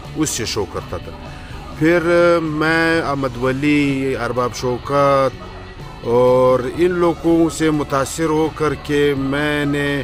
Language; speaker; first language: Urdu; non-native, local second language; Pashto